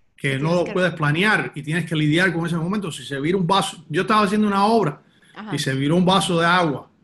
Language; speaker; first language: Spanish; early bilingual, heritage; Spanish